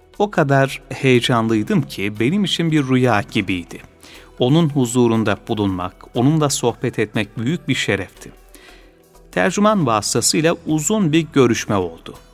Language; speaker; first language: Turkish; native; Turkish